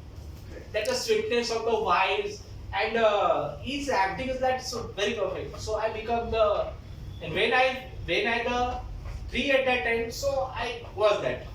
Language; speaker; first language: English; non-native, local second language; Marathi